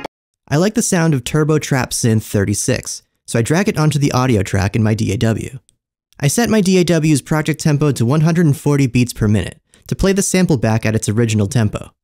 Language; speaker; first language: English; native; English